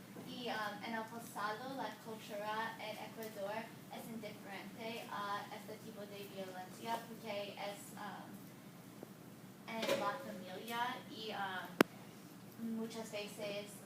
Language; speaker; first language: Spanish; non-native, learner; English